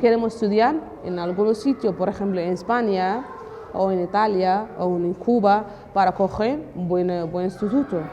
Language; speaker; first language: Spanish; non-native, learner; Arabic